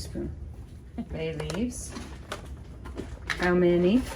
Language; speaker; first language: English; native; English